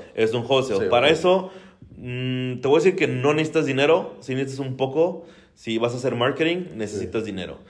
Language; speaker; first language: Spanish; native; Spanish